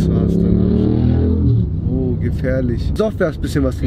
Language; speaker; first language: German; early bilingual, other home language; Turkish